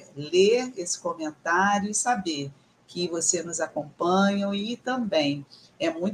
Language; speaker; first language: Portuguese; native; Portuguese